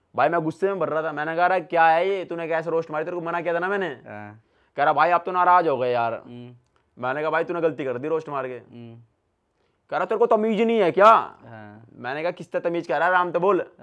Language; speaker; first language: Hindi; native; Hindi